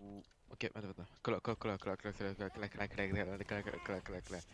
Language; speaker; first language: Swedish; native; Swedish